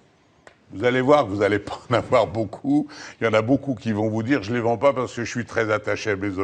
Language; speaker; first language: French; native; French